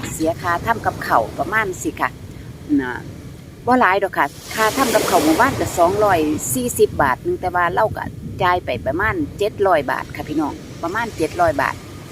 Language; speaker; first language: Thai; non-native, local second language; Northeastern Thai